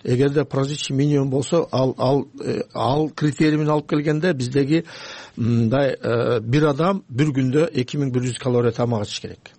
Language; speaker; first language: Kyrgyz; native; Kyrgyz